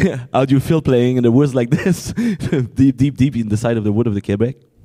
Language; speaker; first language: English; non-native, fluent; French